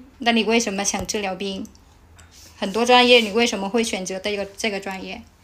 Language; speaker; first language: Chinese; non-native, fluent; Vietnamese